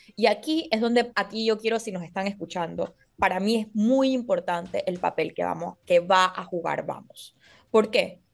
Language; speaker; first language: Spanish; native; Spanish